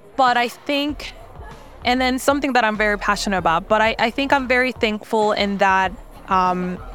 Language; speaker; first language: English; non-native, fluent; Korean